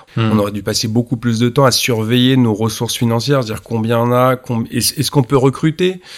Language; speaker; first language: French; native; French